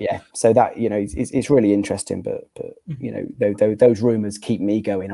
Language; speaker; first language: English; native; English